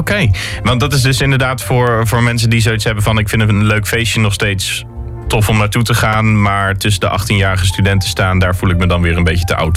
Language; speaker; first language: Dutch; native; Dutch